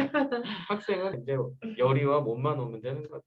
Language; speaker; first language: Korean; native; Korean